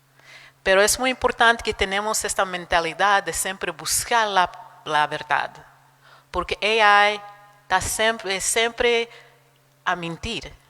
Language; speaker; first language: Spanish; non-native, fluent; Portuguese